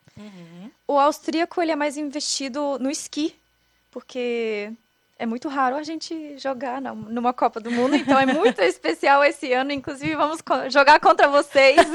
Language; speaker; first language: Portuguese; non-native, fluent; German